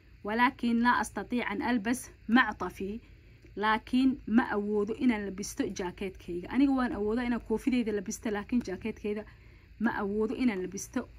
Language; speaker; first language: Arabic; non-native, local second language; Somali